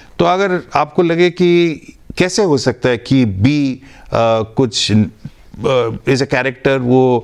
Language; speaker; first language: Hindi; non-native, local second language; Bangla